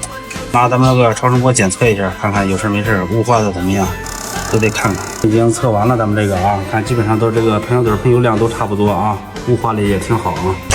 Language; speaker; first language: Chinese; native; Chinese